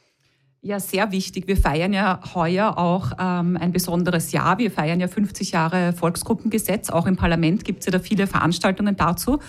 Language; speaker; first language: German; native; German